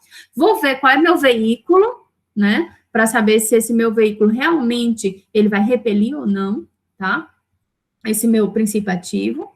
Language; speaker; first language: Portuguese; native; Portuguese